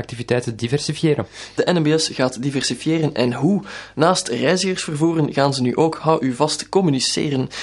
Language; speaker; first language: Dutch; native; Dutch